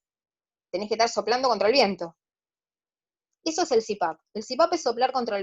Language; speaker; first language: Spanish; native; Spanish